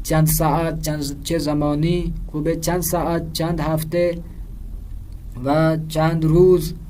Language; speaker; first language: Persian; non-native, fluent; Urdu